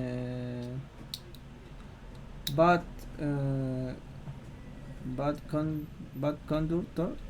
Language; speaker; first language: English; non-native, learner; Spanish